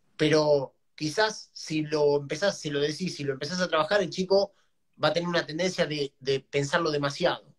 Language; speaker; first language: Spanish; native; Spanish